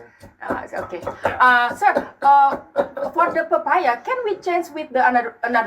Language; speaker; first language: English; non-native, learner; Indonesian